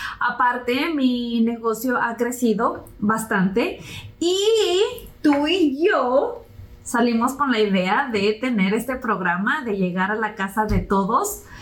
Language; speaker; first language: Spanish; early bilingual, heritage; Spanish